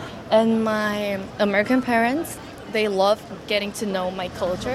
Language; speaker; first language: English; early bilingual, other home language; Korean